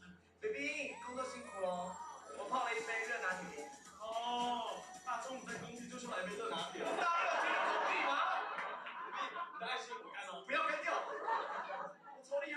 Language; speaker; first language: Chinese; native; Chinese